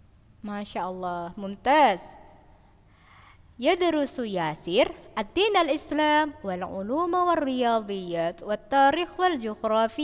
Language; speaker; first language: Arabic; non-native, fluent; Indonesian